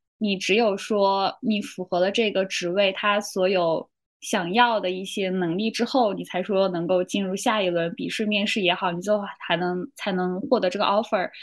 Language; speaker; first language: Chinese; native; Chinese